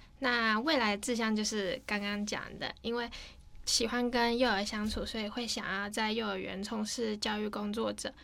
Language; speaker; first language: Chinese; native; Chinese